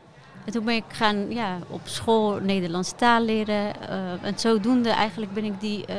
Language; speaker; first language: Dutch; non-native, fluent; Persian